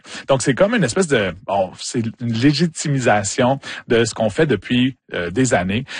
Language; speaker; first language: French; native; French